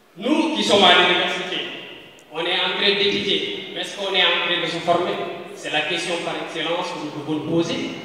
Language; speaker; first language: French; non-native, local second language; Fula